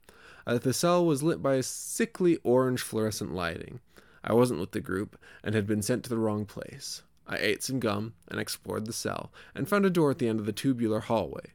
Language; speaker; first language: English; native; English